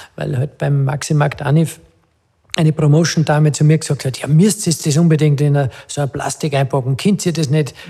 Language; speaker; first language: German; native; German